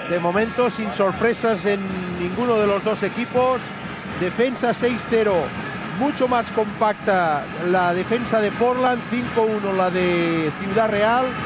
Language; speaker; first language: Spanish; native; Spanish